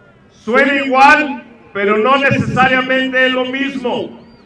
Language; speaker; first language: Spanish; early bilingual, heritage; Spanish